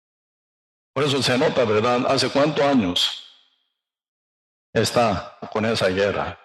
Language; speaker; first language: Spanish; non-native, learner; Korean